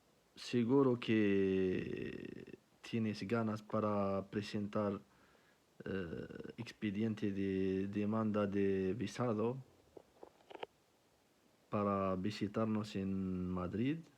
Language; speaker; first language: Spanish; non-native, learner; Arabic